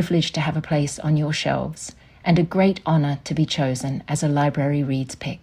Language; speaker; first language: English; native; English